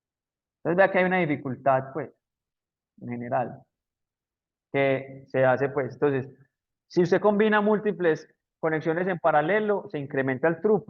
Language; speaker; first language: Spanish; native; Spanish